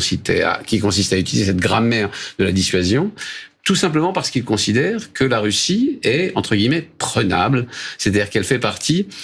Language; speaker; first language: French; native; French